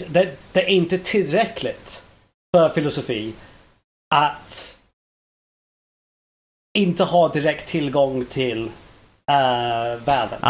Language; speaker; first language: Swedish; non-native, fluent; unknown